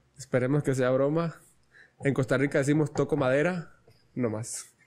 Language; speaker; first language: Spanish; native; Spanish